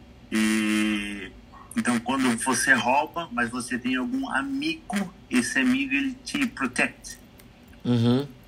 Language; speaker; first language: Portuguese; native; Portuguese